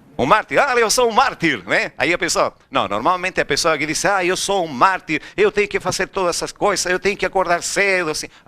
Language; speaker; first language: Portuguese; non-native, fluent; Spanish